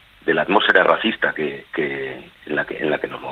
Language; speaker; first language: Spanish; native; Spanish